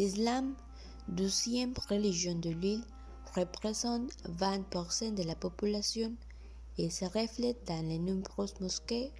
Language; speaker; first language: French; non-native, learner; Spanish